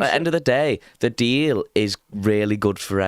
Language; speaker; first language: English; native; English